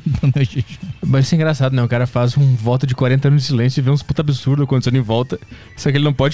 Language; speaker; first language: Portuguese; native; Portuguese